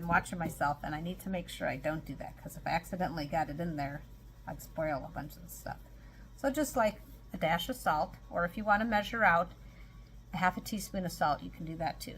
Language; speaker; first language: English; native; English